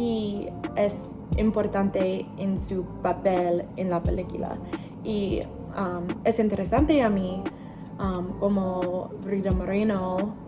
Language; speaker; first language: Spanish; non-native, learner; English